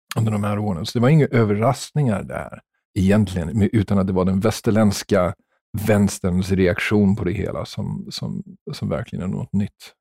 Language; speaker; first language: Swedish; non-native, fluent; English